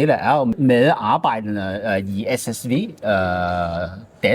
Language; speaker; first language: Danish; non-native, learner; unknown